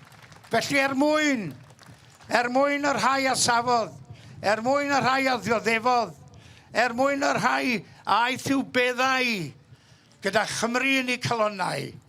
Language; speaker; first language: Welsh; native; Welsh